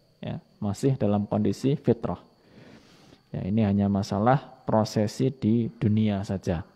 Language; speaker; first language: Indonesian; non-native, local second language; Javanese